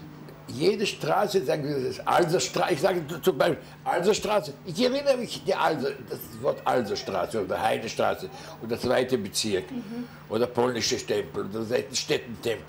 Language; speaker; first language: German; early bilingual, heritage; German